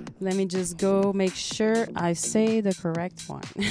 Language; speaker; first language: English; non-native, fluent; Portuguese